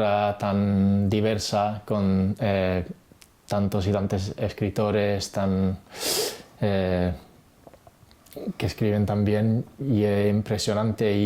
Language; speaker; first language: Spanish; non-native, fluent; English